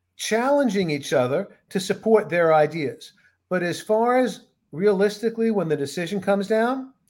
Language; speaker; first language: English; native; English